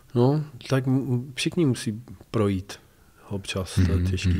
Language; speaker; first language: Czech; non-native, fluent; English